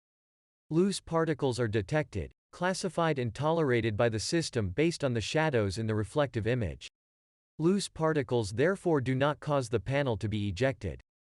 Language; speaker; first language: English; non-native, fluent; German